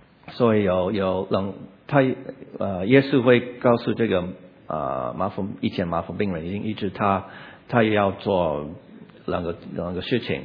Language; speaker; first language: Chinese; non-native, learner; English